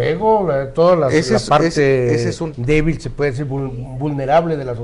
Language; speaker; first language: Spanish; native; Spanish